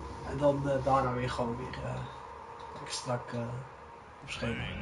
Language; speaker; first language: Dutch; native; Dutch